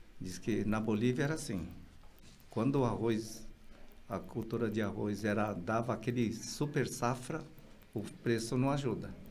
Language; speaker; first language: Portuguese; early bilingual, other home language; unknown